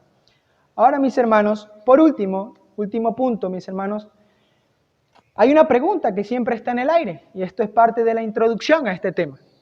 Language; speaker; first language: Spanish; native; Spanish